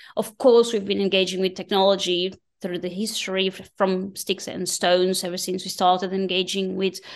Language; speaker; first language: English; non-native, fluent; Portuguese